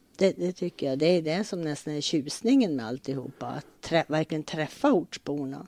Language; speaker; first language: Swedish; native; Swedish